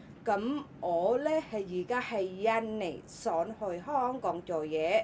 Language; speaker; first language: Cantonese; non-native, learner; Indonesian